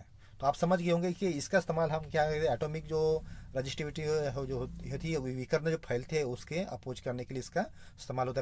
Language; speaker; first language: Hindi; non-native, local second language; Marathi